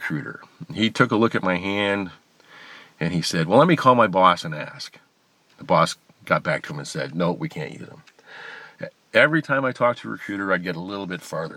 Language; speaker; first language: English; native; English